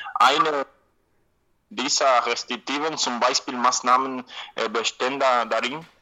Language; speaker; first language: German; non-native, learner; Spanish